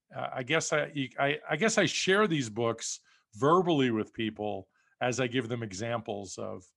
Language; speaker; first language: English; native; English